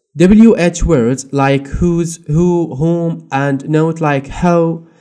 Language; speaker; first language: English; non-native, fluent; Arabic